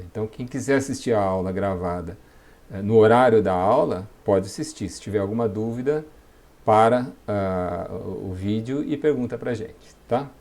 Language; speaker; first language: Portuguese; native; Portuguese